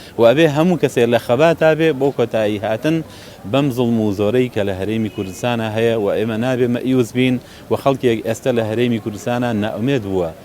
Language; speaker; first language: Central Kurdish; native; Central Kurdish